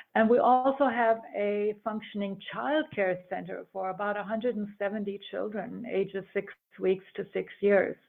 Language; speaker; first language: English; early bilingual, other home language; German